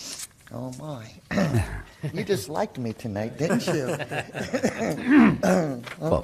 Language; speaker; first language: English; native; English